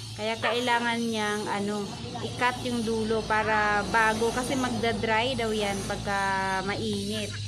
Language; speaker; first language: Filipino; non-native, local second language; Cebuano